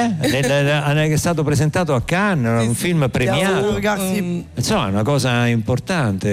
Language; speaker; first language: Italian; native; Italian